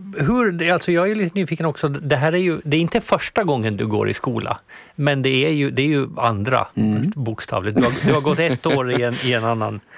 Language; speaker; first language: Swedish; native; Swedish